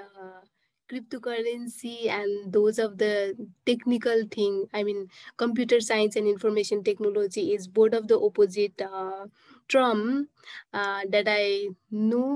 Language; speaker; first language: English; non-native, local second language; Nepali